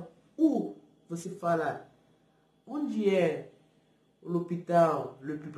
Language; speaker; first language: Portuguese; non-native, fluent; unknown